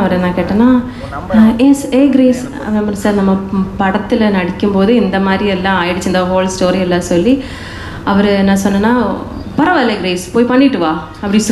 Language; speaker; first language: Tamil; non-native, learner; Malayalam